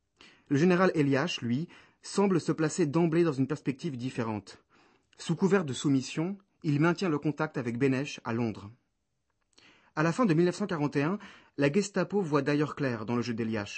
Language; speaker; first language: French; native; French